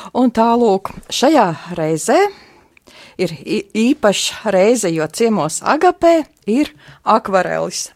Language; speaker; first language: Latvian; native; Latvian